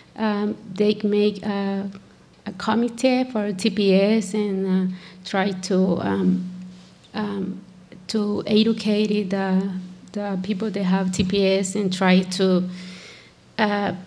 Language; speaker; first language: English; non-native, fluent; Spanish